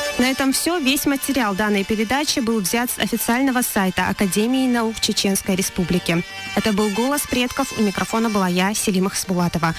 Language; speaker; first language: Russian; non-native, local second language; Chechen